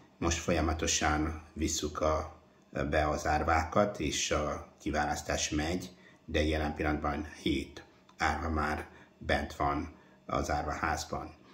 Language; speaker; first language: Hungarian; non-native, fluent; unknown